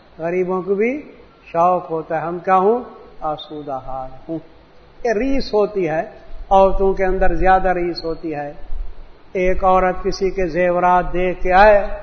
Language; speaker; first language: Urdu; non-native, local second language; Punjabi